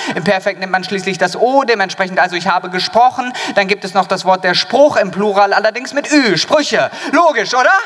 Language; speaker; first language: German; native; German